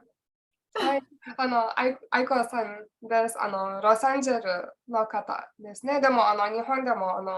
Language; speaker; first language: Japanese; non-native, learner; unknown